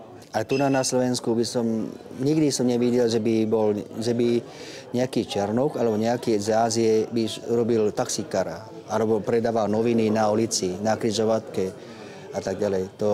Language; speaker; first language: Slovak; non-native, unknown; Vietnamese